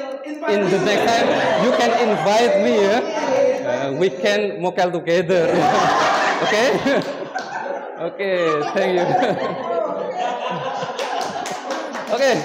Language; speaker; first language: English; non-native, learner; Indonesian